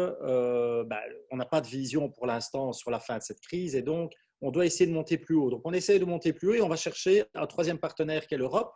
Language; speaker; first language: French; native; French